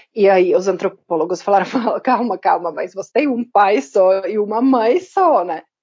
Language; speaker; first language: Portuguese; non-native, fluent; Czech